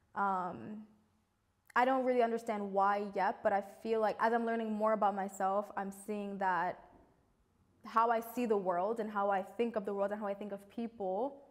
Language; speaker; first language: English; native; English